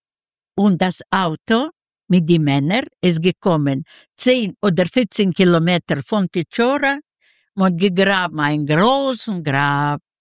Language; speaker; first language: German; non-native, learner; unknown